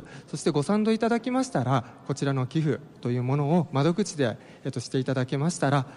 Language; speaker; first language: Japanese; native; Japanese